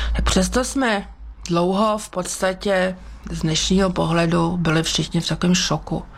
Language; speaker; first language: Czech; native; Czech